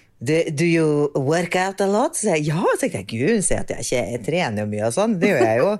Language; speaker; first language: Norwegian; native; Norwegian